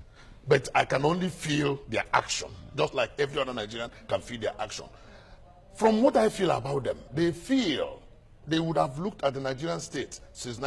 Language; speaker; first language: English; non-native, local second language; Igbo